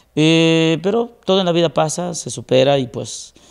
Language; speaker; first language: Spanish; native; Spanish